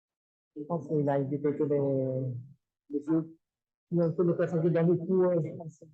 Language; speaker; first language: French; non-native, fluent; Vietnamese